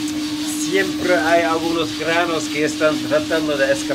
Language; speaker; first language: Spanish; non-native, fluent; Dutch